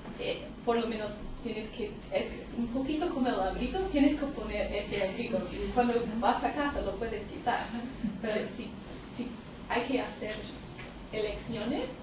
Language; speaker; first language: Spanish; non-native, fluent; English